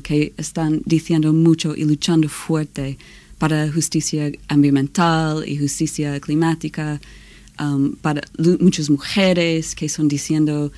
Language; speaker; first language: Spanish; non-native, learner; English